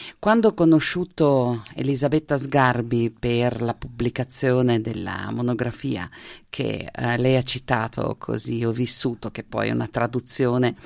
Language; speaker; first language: Italian; non-native, local second language; Slovenian